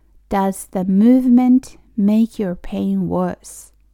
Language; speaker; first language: English; non-native, fluent; Japanese